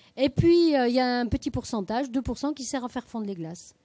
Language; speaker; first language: French; native; French